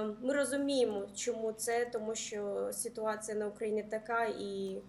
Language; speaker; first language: Ukrainian; early bilingual, heritage; Ukrainian